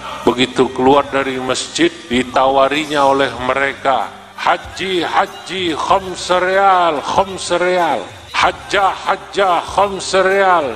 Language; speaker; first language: Indonesian; native; Indonesian